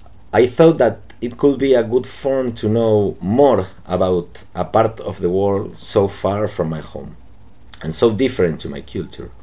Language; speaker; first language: English; non-native, local second language; Spanish